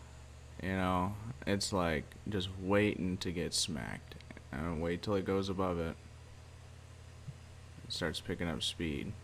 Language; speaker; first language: English; native; English